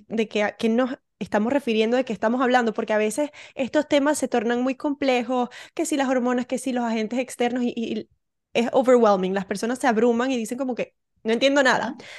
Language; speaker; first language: Spanish; native; Spanish